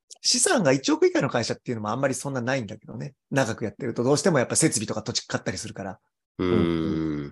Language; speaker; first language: Japanese; native; Japanese